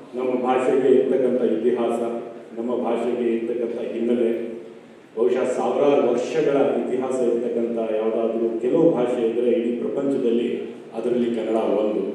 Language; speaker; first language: Kannada; non-native, local second language; Urdu